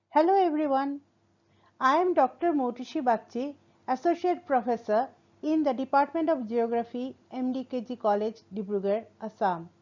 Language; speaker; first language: English; non-native, local second language; Assamese